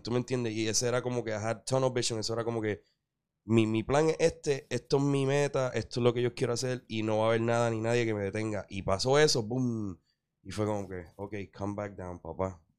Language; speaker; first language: Spanish; early bilingual, heritage; Spanish